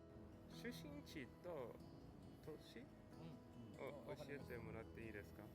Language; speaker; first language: Japanese; non-native, learner; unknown